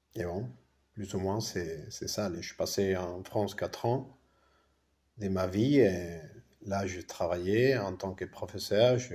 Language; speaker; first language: French; non-native, fluent; Spanish